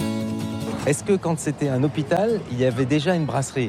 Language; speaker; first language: French; native; French